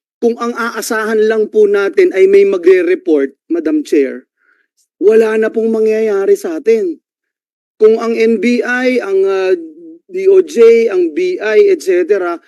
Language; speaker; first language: Filipino; native; Filipino